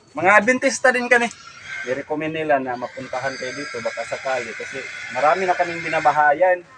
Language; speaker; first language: Filipino; non-native, local second language; Cebuano